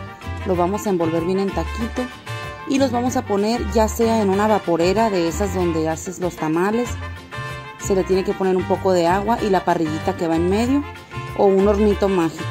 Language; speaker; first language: Spanish; native; Spanish